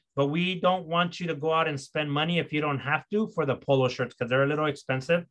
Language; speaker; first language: English; early bilingual, other home language; Spanish